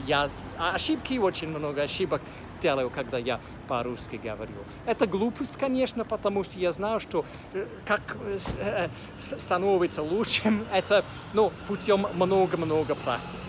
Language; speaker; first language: Russian; non-native, fluent; English